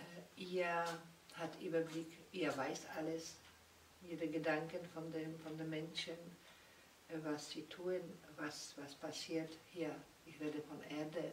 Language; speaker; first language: German; non-native, learner; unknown